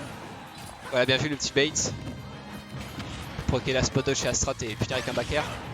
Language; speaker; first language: French; native; French